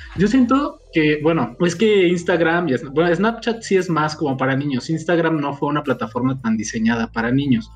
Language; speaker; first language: Spanish; native; Spanish